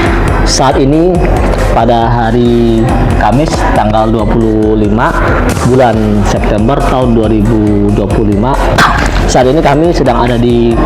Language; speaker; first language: Indonesian; native; Indonesian